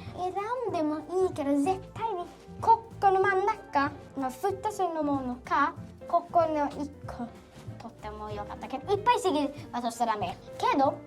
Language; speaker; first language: Japanese; early bilingual, heritage; Japanese